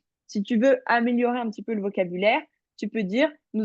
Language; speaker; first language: French; native; French